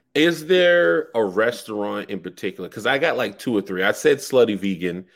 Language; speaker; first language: English; native; English